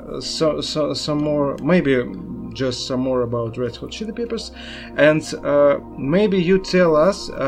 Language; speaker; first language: English; non-native, learner; Russian